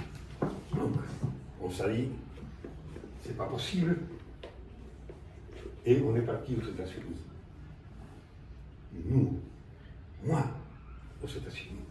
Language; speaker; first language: French; non-native, fluent; Spanish